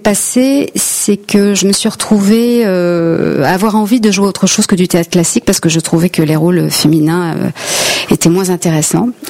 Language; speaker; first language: French; native; French